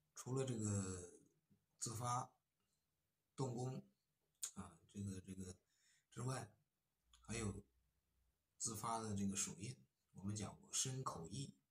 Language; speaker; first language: Chinese; native; Chinese